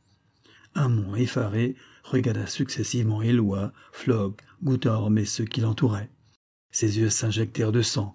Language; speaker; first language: French; native; French